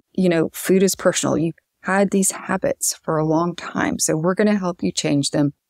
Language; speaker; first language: English; native; English